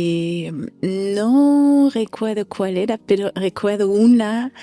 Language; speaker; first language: Spanish; non-native, fluent; German